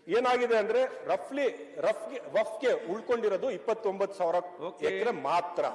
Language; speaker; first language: Kannada; non-native, local second language; Urdu